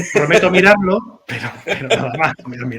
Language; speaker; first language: Spanish; native; Spanish